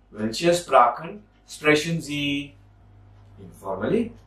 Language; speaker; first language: German; non-native, fluent; Marathi